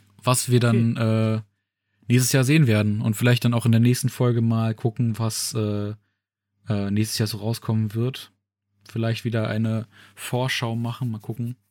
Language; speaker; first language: German; native; German